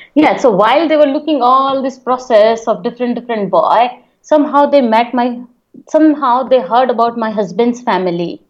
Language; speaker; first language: English; non-native, local second language; Hindi